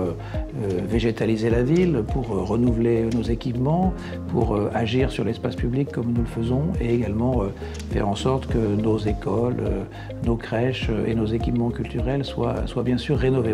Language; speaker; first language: French; native; French